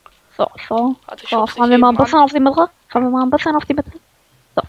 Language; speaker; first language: German; native; German